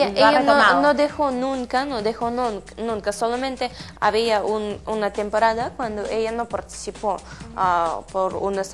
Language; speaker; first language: Spanish; non-native, learner; Russian